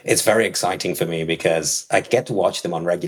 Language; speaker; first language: English; native; English